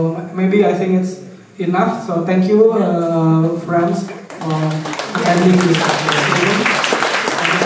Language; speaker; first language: English; non-native, fluent; Indonesian